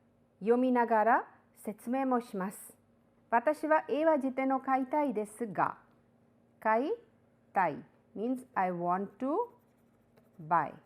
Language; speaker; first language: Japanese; non-native, fluent; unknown